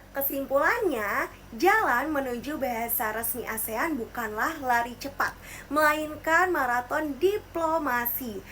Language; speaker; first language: Indonesian; native; Indonesian